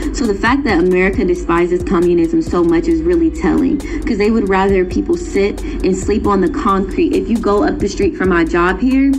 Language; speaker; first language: English; native; English